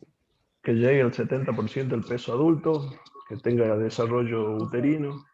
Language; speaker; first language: Spanish; native; Spanish